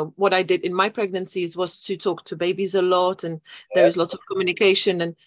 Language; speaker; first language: English; non-native, fluent; Czech